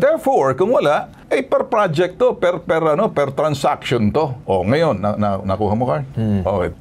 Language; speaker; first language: Filipino; native; Filipino